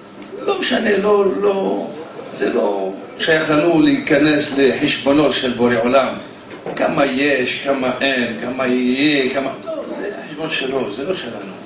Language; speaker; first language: Hebrew; non-native, fluent; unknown